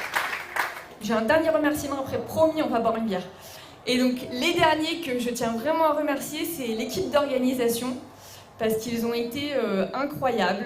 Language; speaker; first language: French; native; French